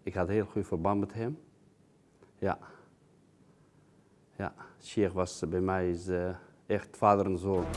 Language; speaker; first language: Dutch; non-native, fluent; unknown